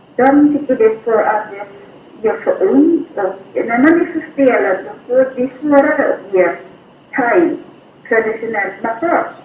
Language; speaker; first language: Swedish; non-native, fluent; Thai